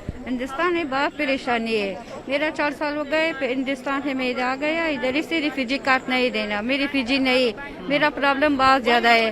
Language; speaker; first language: Hindi; non-native, learner; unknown